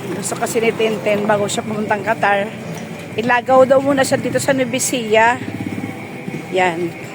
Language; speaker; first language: Filipino; non-native, local second language; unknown